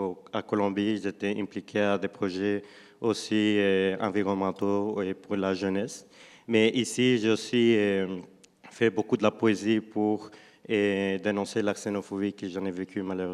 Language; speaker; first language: French; non-native, fluent; Spanish